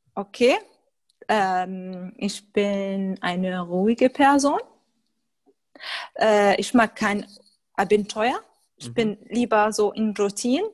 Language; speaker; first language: German; non-native, fluent; Arabic